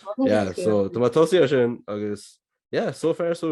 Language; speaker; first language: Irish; non-native, local second language; English